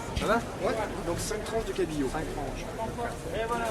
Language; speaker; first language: French; native; French